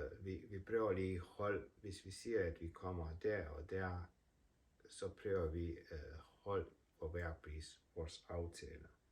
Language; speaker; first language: Danish; non-native, fluent; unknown